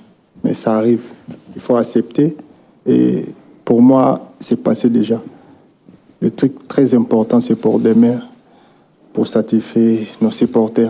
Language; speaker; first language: French; non-native, local second language; Lingala